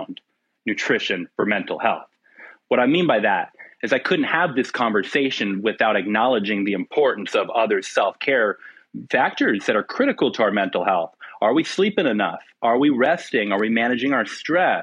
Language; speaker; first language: English; native; English